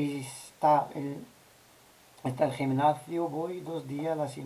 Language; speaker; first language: Spanish; non-native, learner; Arabic